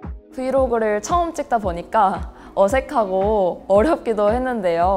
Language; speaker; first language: Korean; native; Korean